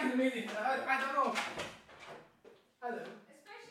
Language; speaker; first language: English; non-native, fluent; Hungarian